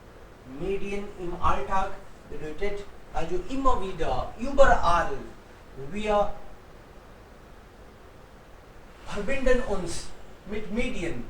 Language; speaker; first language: German; non-native, fluent; Hindi